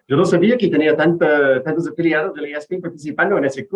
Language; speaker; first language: Portuguese; non-native, fluent; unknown